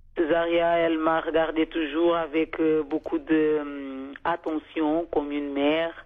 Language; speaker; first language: French; non-native, fluent; Kabuverdianu